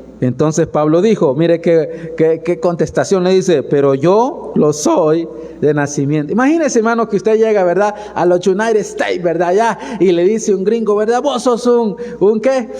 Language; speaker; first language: Spanish; native; Spanish